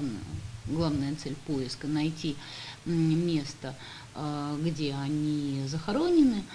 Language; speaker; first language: Russian; native; Russian